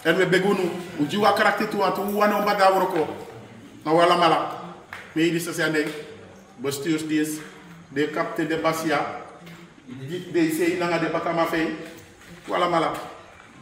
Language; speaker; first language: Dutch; non-native, local second language; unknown